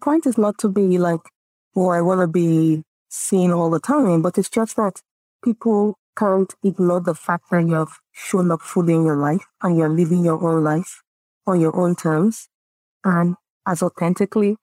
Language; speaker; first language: English; non-native, local second language; Yoruba